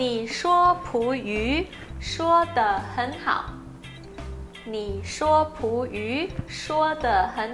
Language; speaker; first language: Chinese; non-native, fluent; Portuguese